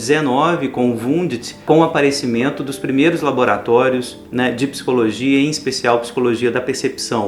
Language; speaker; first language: Portuguese; native; Portuguese